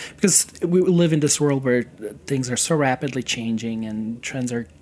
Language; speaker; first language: English; non-native, fluent; Serbian